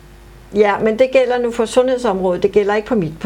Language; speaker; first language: Danish; native; Danish